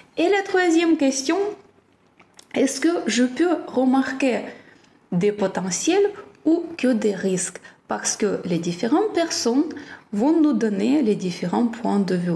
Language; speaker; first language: French; non-native, fluent; Ukrainian